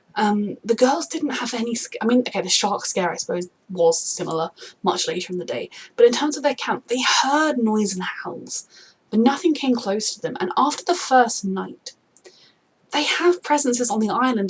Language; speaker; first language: English; native; English